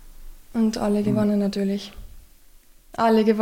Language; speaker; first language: German; native; German